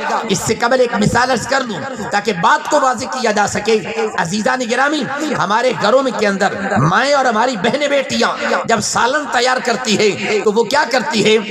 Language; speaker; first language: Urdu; non-native, local second language; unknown